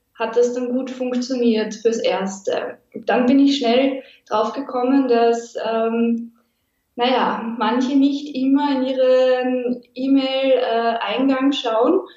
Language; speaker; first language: German; native; German